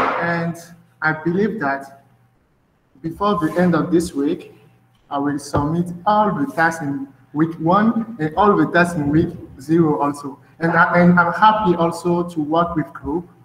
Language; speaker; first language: English; non-native, fluent; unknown